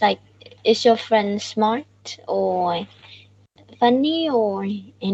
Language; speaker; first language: English; non-native, learner; Vietnamese